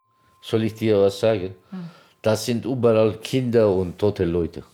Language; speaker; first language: German; non-native, fluent; Turkish